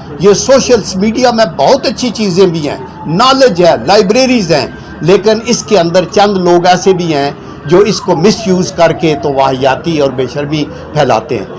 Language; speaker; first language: Urdu; non-native, local second language; Punjabi